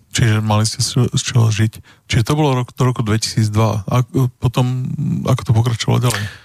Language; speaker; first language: Slovak; native; Slovak